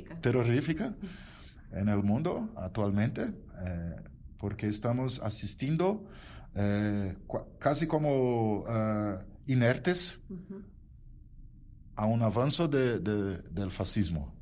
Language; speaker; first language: Spanish; non-native, learner; Portuguese